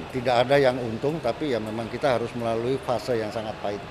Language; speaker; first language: Indonesian; native; Indonesian